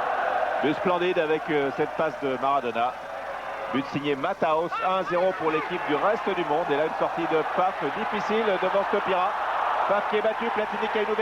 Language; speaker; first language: French; native; French